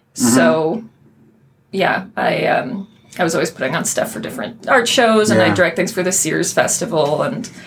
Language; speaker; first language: English; native; English